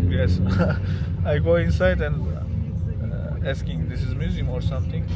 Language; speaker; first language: English; non-native, learner; Turkish